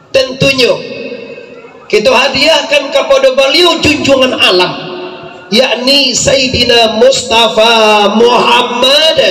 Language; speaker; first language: Malay; non-native, local second language; Minangkabau